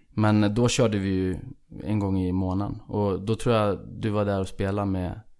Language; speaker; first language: Swedish; early bilingual, other home language; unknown